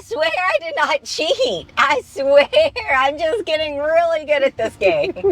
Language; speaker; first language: English; native; English